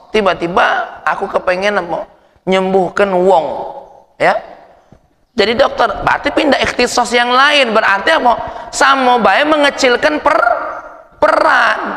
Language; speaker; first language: Indonesian; native; Indonesian